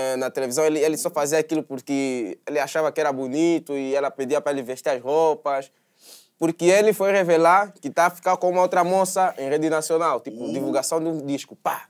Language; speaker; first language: Portuguese; native; Portuguese